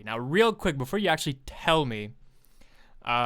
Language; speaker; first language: English; non-native, fluent; French